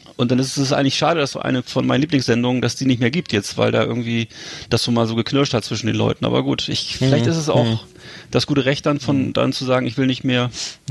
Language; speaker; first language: German; native; German